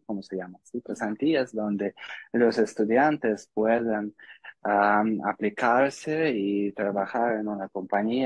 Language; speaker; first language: Spanish; non-native, learner; Russian